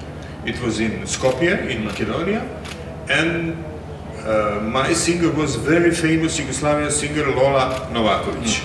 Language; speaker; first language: English; non-native, learner; Serbian